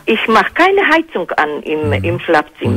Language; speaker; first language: German; non-native, fluent; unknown